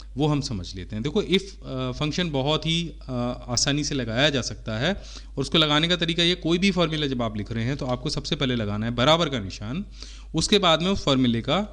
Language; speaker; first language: Hindi; native; Hindi